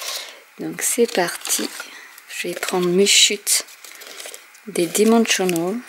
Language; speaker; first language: French; native; French